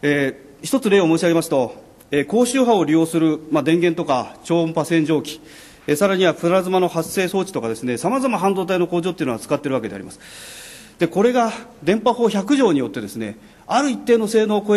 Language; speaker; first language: Japanese; native; Japanese